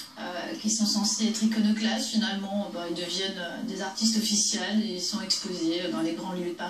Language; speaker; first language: French; native; French